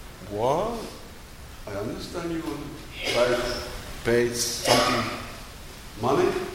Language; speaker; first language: English; non-native, learner; Spanish